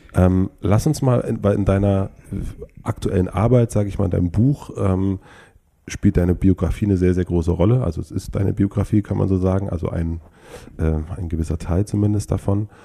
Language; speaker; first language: German; native; German